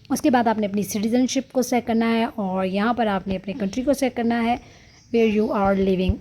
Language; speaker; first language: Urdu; native; Urdu